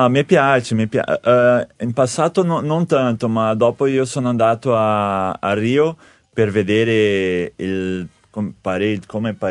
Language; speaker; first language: Italian; non-native, learner; Portuguese